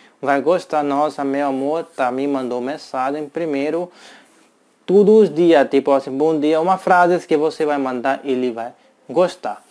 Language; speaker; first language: Portuguese; non-native, learner; Hindi